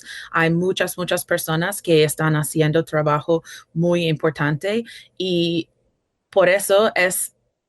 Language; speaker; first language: Spanish; non-native, fluent; English